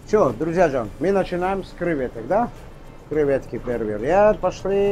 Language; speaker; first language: Russian; non-native, fluent; Armenian